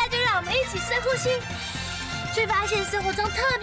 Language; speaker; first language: Chinese; native; Chinese